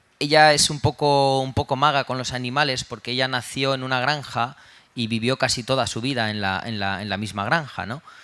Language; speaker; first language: Spanish; early bilingual, other home language; Romanian